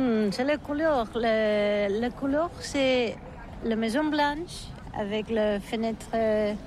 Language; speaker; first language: French; non-native, learner; Catalan